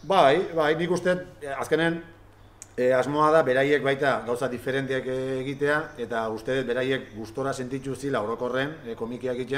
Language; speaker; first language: Basque; native; Basque